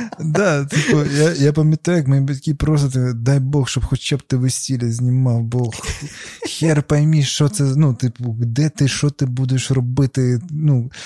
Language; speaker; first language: Ukrainian; non-native, local second language; Russian